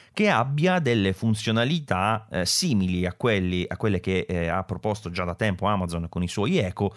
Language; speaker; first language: Italian; native; Italian